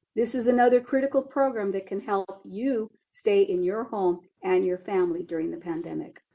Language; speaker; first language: English; early bilingual, other home language; Spanish